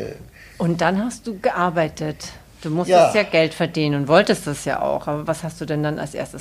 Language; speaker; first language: German; native; German